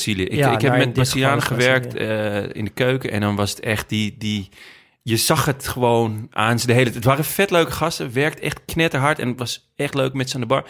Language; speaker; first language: Dutch; native; Dutch